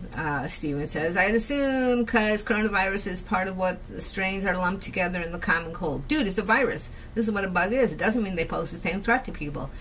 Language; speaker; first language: English; native; English